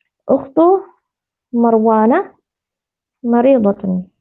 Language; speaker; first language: Arabic; non-native, learner; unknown